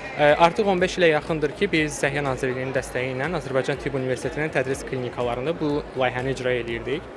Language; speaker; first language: Azerbaijani; native; Azerbaijani